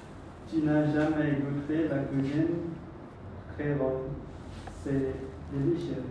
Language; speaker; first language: French; non-native, learner; Khmer